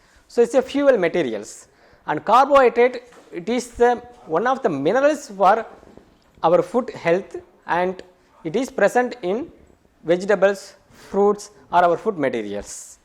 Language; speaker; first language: English; non-native, local second language; Tamil